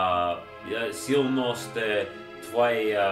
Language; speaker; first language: Russian; non-native, learner; English